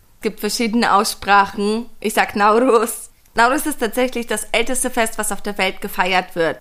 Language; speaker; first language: German; early bilingual, other home language; Persian